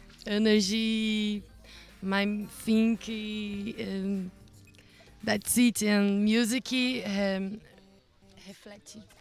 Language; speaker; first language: English; non-native, learner; Portuguese